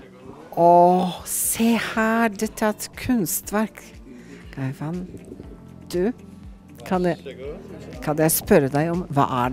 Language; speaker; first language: Norwegian; native; Norwegian